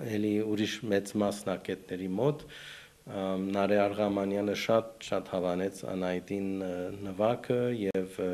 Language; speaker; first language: Armenian; early bilingual, heritage; Armenian